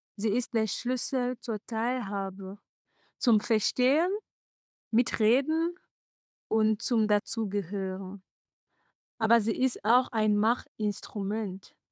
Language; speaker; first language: German; non-native, fluent; French